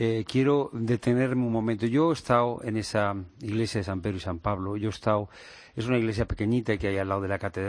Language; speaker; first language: Spanish; native; Spanish